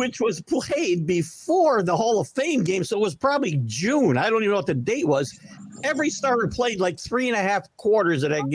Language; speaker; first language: English; native; English